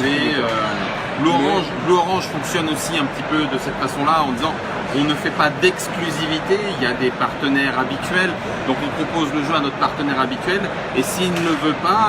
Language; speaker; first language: French; native; French